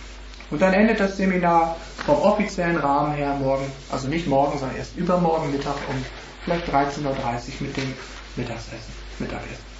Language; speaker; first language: German; native; German